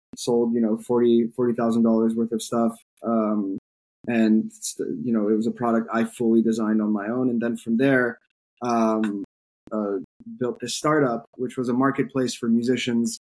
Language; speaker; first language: English; non-native, fluent; French